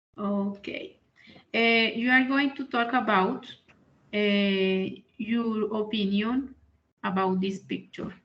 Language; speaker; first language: English; non-native, learner; Spanish